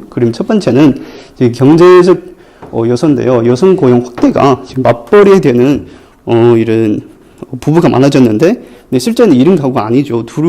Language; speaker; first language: Korean; non-native, fluent; Chinese